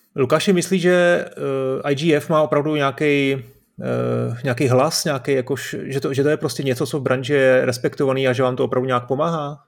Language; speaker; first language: Czech; native; Czech